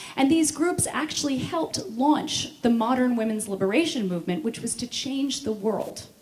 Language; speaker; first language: English; native; English